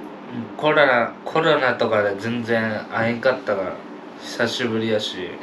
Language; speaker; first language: Japanese; early bilingual, other home language; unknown